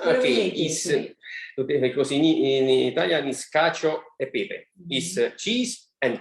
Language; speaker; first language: English; non-native, learner; Italian